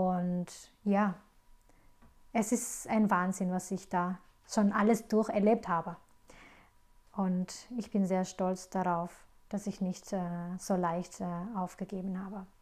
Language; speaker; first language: German; non-native, fluent; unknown